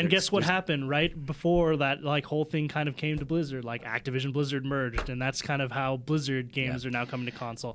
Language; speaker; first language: English; native; English